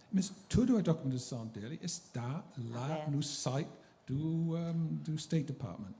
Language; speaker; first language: Portuguese; non-native, fluent; English